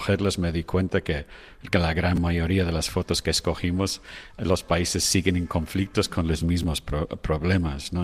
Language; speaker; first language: Spanish; non-native, fluent; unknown